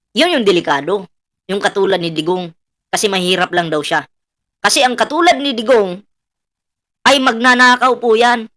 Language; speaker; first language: Filipino; non-native, local second language; Cebuano